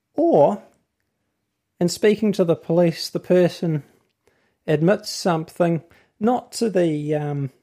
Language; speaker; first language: English; native; English